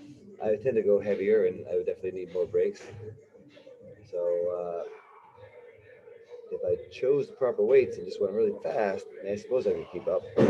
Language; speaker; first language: English; native; English